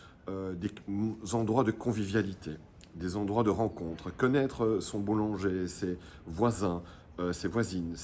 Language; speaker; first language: French; native; French